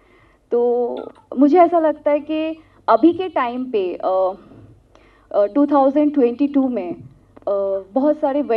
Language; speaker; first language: Hindi; non-native, local second language; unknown